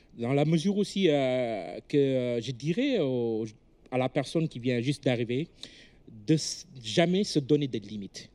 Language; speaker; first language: French; non-native, local second language; Wolof